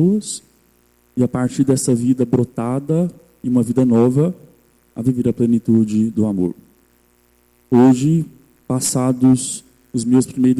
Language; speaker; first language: Portuguese; native; Portuguese